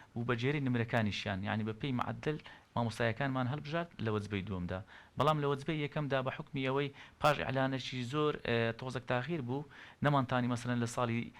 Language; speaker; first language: Central Kurdish; native; Central Kurdish